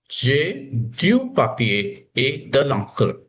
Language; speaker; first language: French; non-native, fluent; Hindi